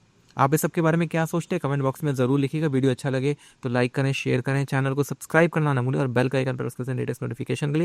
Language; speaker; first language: Hindi; native; Hindi